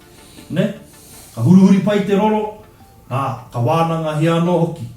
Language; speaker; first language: Māori; non-native, local second language; English